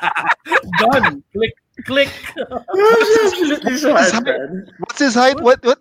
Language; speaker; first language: English; non-native, local second language; Filipino